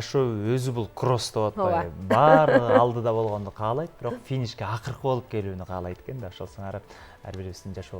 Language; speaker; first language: Kyrgyz; native; Kyrgyz